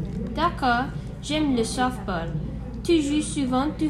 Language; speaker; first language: French; non-native, learner; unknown